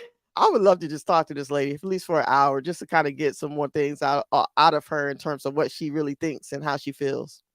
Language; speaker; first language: English; native; English